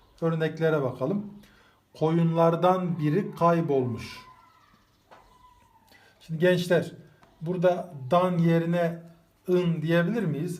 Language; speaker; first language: Turkish; native; Turkish